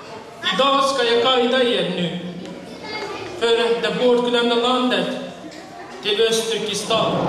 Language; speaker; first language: Swedish; non-native, fluent; Uyghur